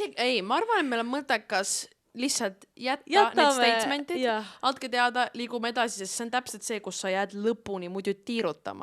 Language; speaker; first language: Estonian; native; Estonian